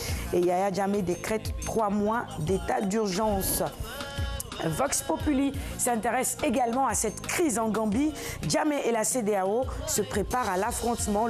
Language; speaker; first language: French; non-native, local second language; Wolof